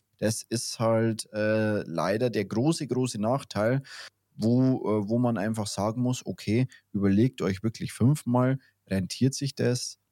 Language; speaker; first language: German; native; German